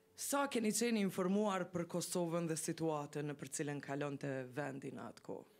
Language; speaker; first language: Albanian; native; Albanian